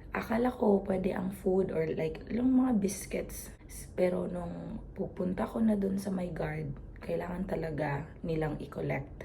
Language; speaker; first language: Filipino; non-native, local second language; Cebuano